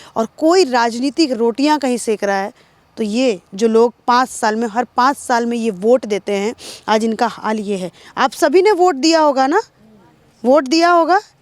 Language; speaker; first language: Hindi; native; Hindi